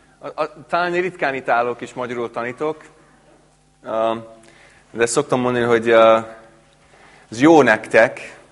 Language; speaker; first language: Hungarian; non-native, fluent; English